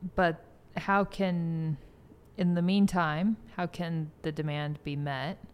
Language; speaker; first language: English; native; English